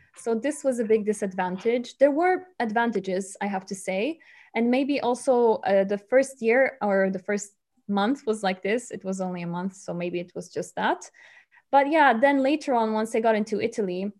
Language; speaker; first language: English; non-native, fluent; Polish